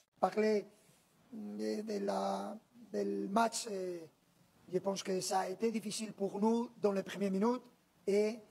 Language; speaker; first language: French; non-native, learner; Spanish